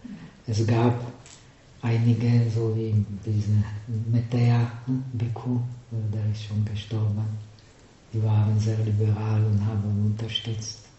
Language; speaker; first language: German; non-native, fluent; Czech